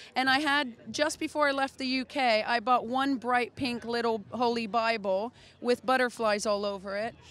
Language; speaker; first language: English; native; English